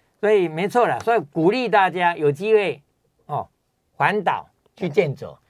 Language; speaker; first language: Chinese; native; Chinese